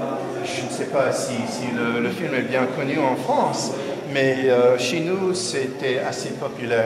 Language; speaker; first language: French; non-native, fluent; English